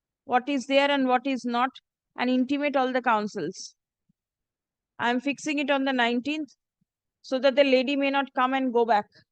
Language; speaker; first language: English; non-native, local second language; Bangla